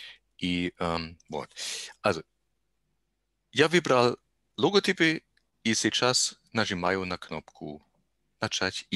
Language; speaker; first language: Russian; non-native, learner; German